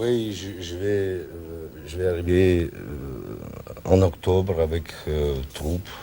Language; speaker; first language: French; non-native, learner; Russian